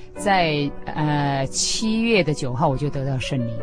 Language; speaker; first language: Chinese; native; Chinese